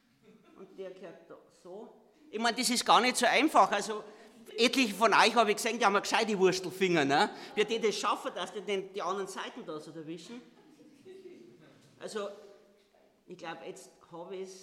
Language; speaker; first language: German; native; German